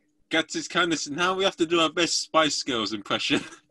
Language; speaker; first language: English; native; English